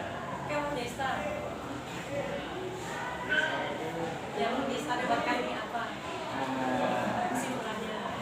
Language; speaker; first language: Indonesian; native; Indonesian